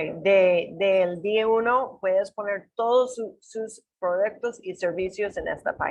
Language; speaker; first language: Spanish; non-native, learner; English